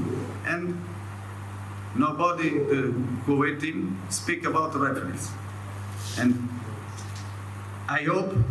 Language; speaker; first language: English; non-native, learner; Portuguese